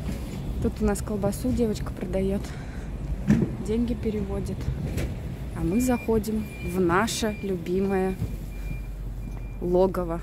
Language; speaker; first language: Russian; native; Russian